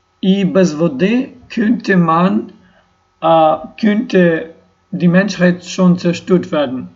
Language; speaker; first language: German; non-native, learner; Ukrainian